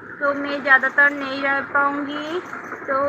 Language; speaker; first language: Hindi; non-native, local second language; Bangla